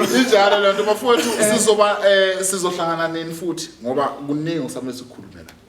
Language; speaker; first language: Zulu; native; Zulu